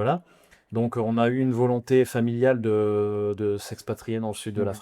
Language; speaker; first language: French; native; French